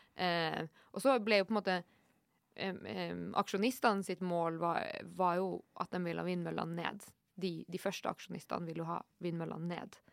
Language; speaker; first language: Norwegian; native; Norwegian